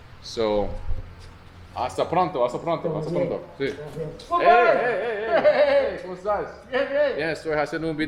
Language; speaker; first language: Spanish; non-native, learner; English